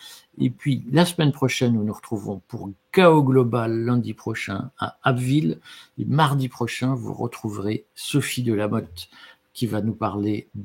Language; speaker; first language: French; native; French